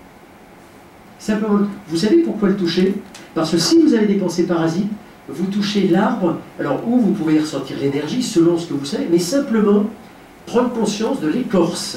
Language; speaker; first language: French; native; French